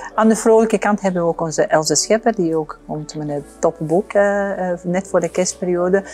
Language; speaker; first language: Dutch; non-native, fluent; Bosnian